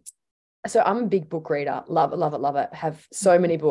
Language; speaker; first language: English; native; English